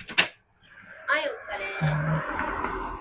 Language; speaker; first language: Japanese; native; Japanese